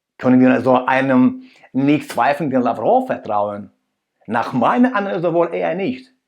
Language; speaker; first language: German; non-native, fluent; Russian